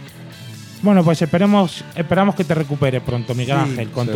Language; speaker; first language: Spanish; native; Spanish